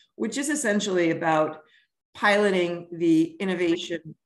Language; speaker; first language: English; early bilingual, other home language; French